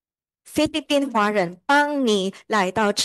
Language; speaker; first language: Chinese; early bilingual, heritage; Chinese